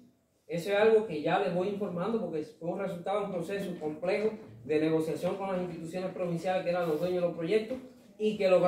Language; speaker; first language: Spanish; native; Spanish